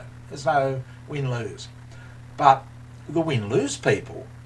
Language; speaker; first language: English; native; English